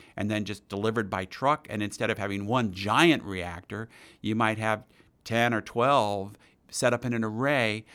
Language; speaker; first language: English; native; English